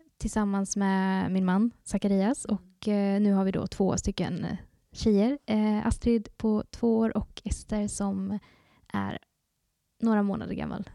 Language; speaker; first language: Swedish; native; Swedish